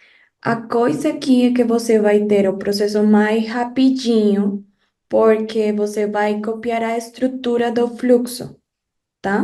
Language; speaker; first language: Portuguese; non-native, fluent; Spanish